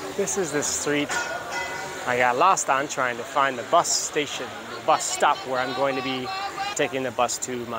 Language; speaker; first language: English; native; English